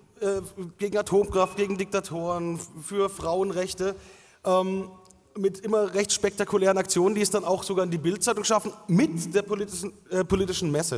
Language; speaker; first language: German; native; German